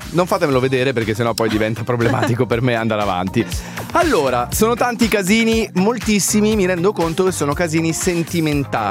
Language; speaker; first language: Italian; native; Italian